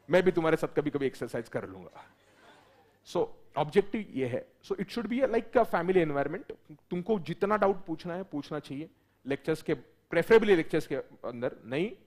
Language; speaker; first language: Hindi; non-native, local second language; Marathi